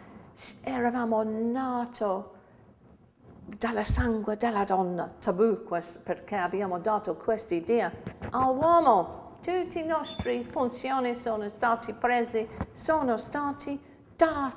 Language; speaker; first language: Italian; non-native, fluent; English